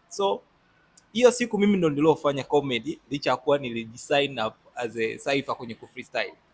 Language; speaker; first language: Swahili; native; Swahili